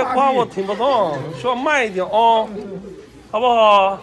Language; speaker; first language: Chinese; non-native, learner; Urdu